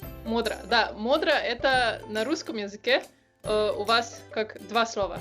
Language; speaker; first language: Russian; non-native, learner; Slovenian